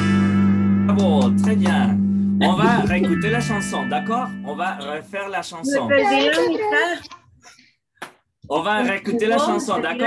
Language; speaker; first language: French; non-native, fluent; Spanish